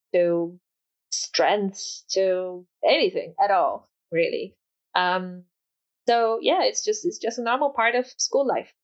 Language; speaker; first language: English; non-native, fluent; Polish